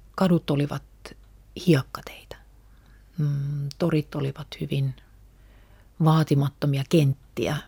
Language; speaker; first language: Finnish; non-native, local second language; Russian